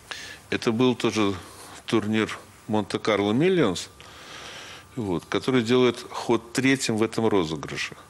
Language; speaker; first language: Russian; native; Russian